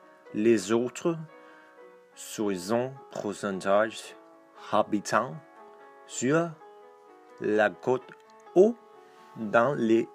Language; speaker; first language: French; non-native, learner; Danish